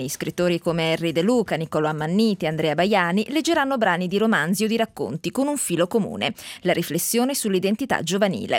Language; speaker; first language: Italian; native; Italian